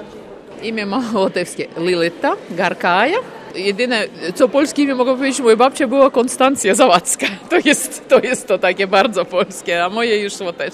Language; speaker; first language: Polish; early bilingual, heritage; Latvian